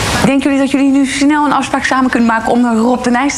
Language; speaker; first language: Dutch; native; Dutch